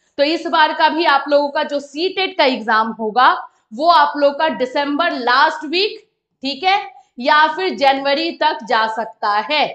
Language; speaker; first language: Hindi; native; Hindi